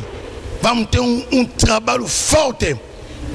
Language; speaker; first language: Portuguese; non-native, learner; Lingala